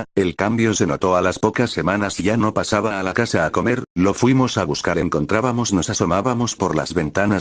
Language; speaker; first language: Spanish; native; Spanish